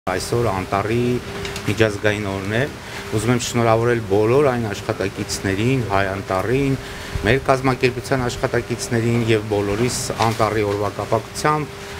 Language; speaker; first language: Armenian; native; Armenian